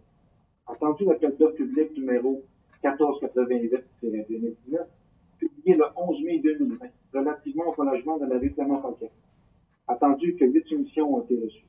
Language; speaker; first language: French; native; French